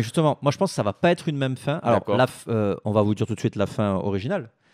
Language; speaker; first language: French; native; French